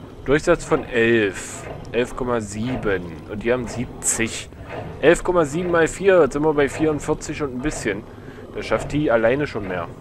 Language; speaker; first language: German; native; German